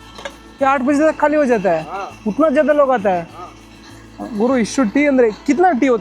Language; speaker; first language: Hindi; non-native, local second language; Kannada